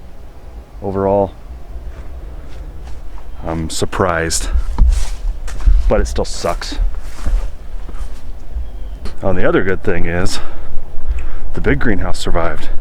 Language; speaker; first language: English; native; English